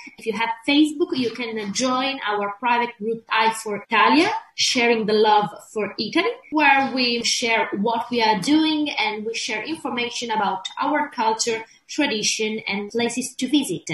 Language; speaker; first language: English; non-native, fluent; Italian